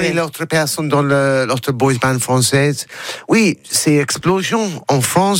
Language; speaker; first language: French; non-native, learner; English